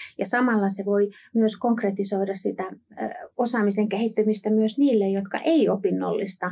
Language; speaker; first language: Finnish; native; Finnish